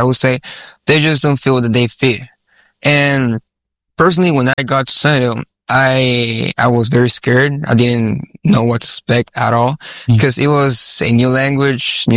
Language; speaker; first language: English; non-native, fluent; Spanish